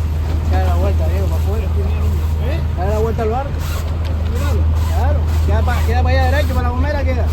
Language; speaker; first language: Spanish; native; Spanish